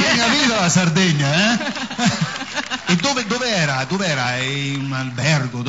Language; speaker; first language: Italian; native; Italian